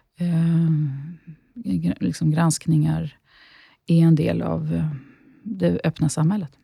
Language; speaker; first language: Swedish; native; Swedish